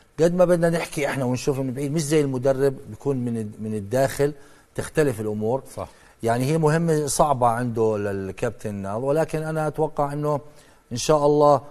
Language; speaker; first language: Arabic; native; Arabic